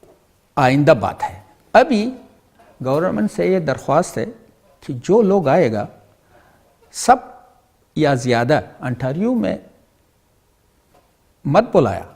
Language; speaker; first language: Hindi; non-native, fluent; Pashto